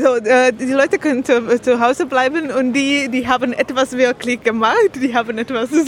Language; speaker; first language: German; non-native, learner; Slovak